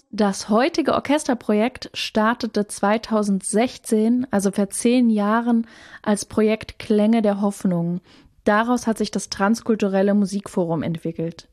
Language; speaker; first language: German; native; German